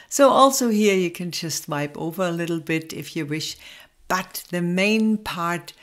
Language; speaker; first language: English; non-native, fluent; German